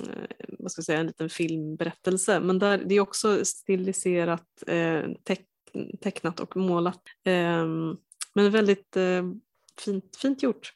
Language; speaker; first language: Swedish; native; Swedish